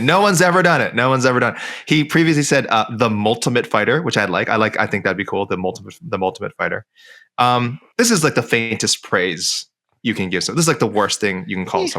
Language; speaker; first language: English; native; English